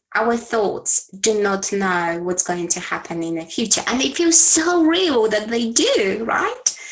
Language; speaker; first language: English; non-native, fluent; Polish